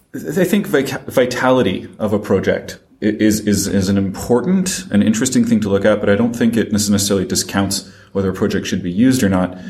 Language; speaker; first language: English; non-native, fluent; French